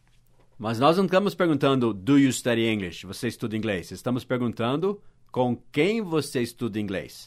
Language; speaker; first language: Portuguese; non-native, fluent; English